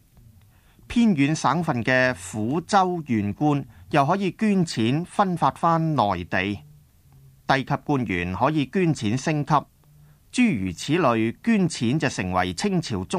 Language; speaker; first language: Chinese; non-native, local second language; Cantonese